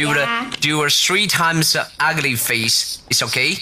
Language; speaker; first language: English; non-native, learner; Thai